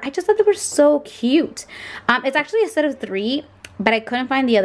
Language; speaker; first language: English; native; English